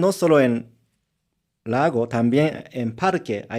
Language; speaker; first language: Spanish; non-native, learner; Japanese